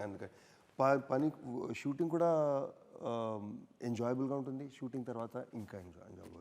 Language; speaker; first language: Telugu; early bilingual, heritage; Telugu